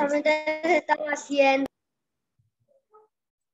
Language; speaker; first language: Spanish; native; Spanish